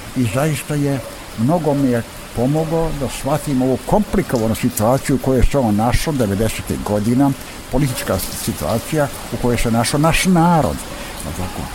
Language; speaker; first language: Serbian; native; Serbian